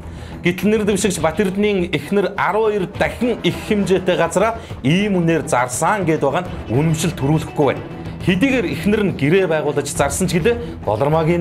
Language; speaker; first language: Mongolian; native; Mongolian